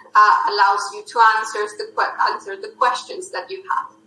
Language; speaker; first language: English; non-native, fluent; Spanish